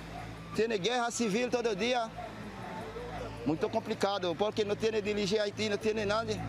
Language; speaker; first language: Portuguese; non-native, learner; Haitian Creole